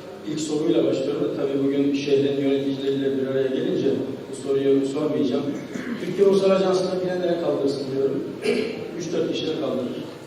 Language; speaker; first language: Turkish; early bilingual, heritage; Turkish